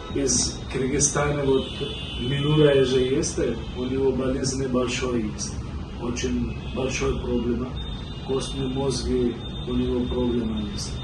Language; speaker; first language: Russian; non-native, learner; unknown